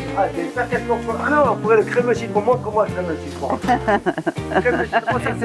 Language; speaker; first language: French; native; French